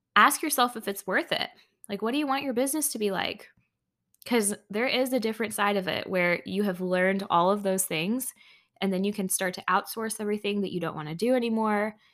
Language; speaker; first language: English; native; English